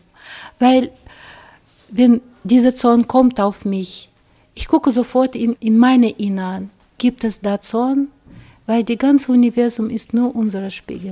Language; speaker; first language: German; non-native, fluent; Russian